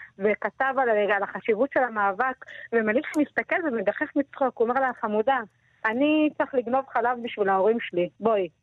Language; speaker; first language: Hebrew; native; Hebrew